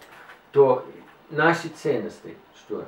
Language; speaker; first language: Russian; non-native, fluent; English